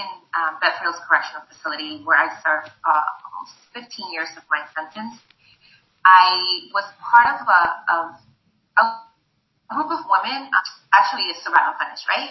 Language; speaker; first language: English; non-native, fluent; Spanish